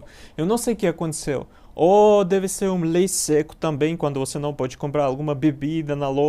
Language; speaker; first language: Portuguese; non-native, learner; Russian